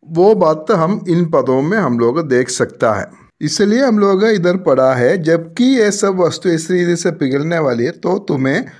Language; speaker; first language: Hindi; non-native, local second language; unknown